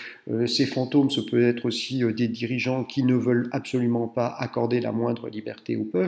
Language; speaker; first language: French; native; French